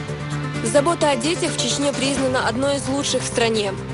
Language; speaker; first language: Russian; native; Russian